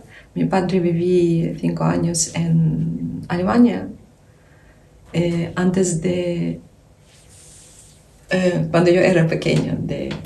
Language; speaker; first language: Spanish; non-native, fluent; Ukrainian